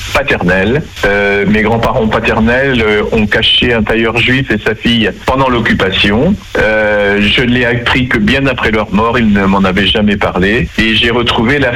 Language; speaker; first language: French; native; French